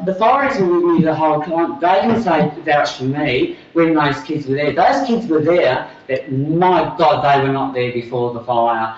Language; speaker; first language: English; native; English